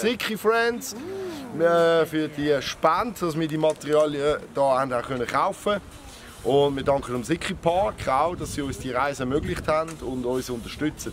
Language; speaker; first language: German; native; German